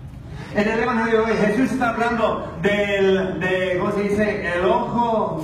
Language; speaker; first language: Spanish; non-native, fluent; English